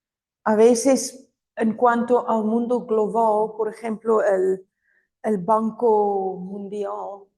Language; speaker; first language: Spanish; non-native, fluent; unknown